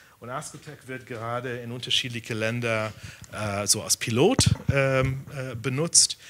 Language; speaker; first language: German; non-native, fluent; English